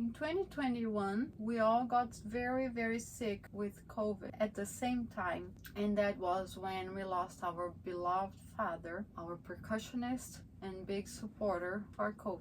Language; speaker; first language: English; non-native, fluent; Portuguese